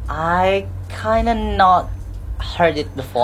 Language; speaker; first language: English; non-native, learner; Indonesian